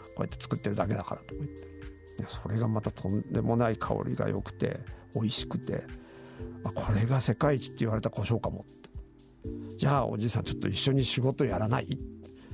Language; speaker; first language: Japanese; native; Japanese